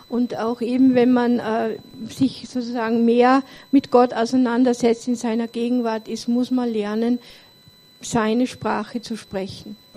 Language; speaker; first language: German; native; German